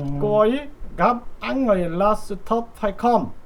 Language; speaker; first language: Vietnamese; non-native, learner; Korean